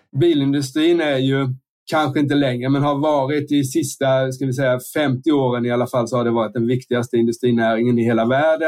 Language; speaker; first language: Swedish; native; Swedish